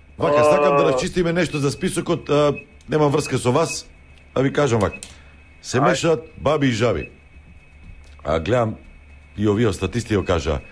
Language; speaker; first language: Macedonian; native; Macedonian